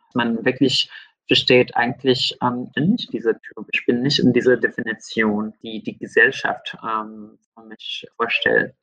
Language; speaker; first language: German; non-native, fluent; Arabic